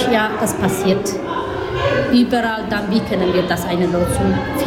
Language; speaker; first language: German; non-native, learner; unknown